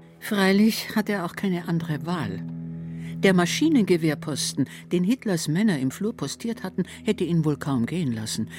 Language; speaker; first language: German; native; German